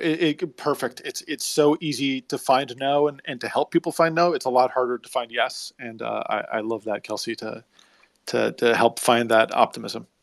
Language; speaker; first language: English; native; English